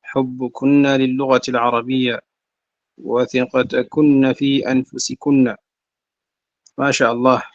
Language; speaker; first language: Arabic; non-native, fluent; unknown